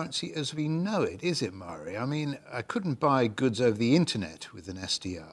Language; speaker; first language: English; native; English